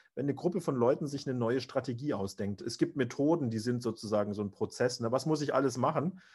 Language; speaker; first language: German; non-native, fluent; Finnish